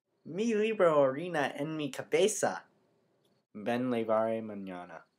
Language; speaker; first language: Spanish; non-native, learner; English